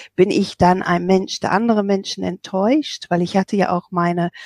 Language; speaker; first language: German; non-native, fluent; English